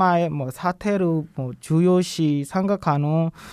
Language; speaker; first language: Korean; non-native, learner; Burmese